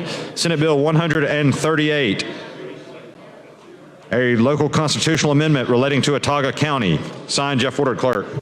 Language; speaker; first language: English; native; English